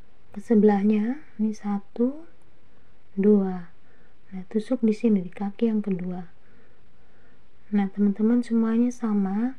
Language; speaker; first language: Indonesian; native; Indonesian